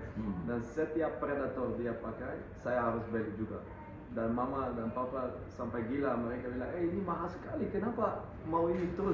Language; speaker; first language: Indonesian; non-native, fluent; Dutch